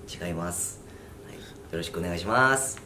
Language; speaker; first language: Japanese; non-native, fluent; Korean